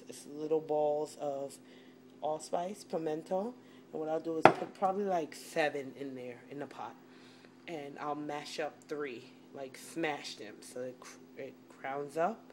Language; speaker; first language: English; native; English